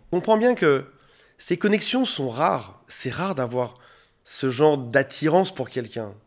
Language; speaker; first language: French; native; French